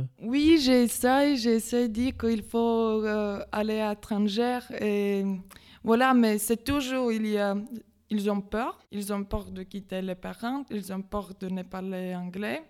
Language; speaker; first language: French; non-native, learner; Latvian